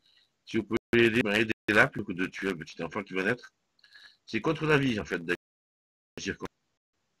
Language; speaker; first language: French; native; French